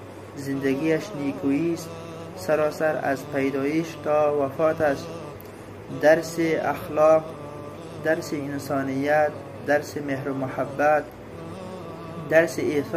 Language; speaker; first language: Persian; native; Persian